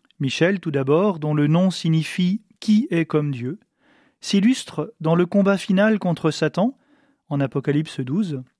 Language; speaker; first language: French; native; French